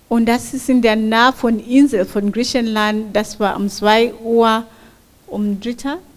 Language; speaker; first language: German; non-native, fluent; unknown